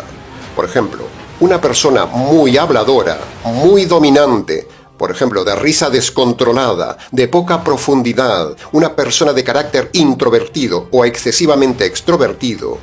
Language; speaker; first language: Spanish; native; Spanish